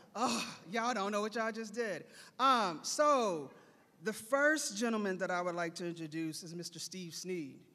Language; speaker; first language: English; native; English